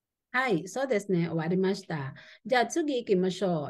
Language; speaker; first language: Japanese; non-native, fluent; Filipino